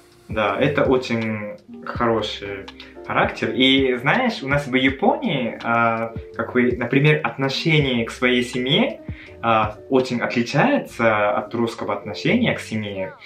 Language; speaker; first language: Russian; non-native, fluent; Japanese